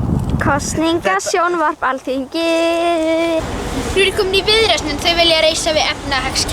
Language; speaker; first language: Icelandic; native; Icelandic